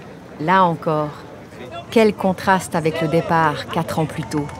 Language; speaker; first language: French; native; French